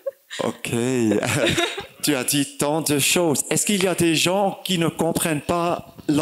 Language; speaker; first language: French; non-native, fluent; German